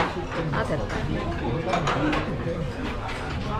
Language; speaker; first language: Korean; native; Korean